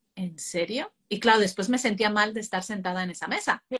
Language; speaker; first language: Spanish; native; Spanish